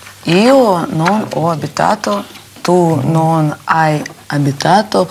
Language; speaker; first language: Italian; non-native, learner; Russian